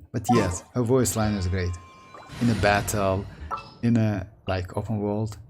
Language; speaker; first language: English; non-native, fluent; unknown